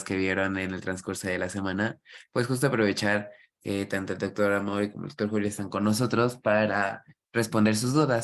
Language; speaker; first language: Spanish; native; Spanish